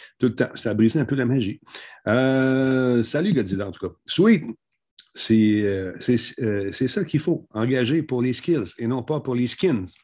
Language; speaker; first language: French; native; French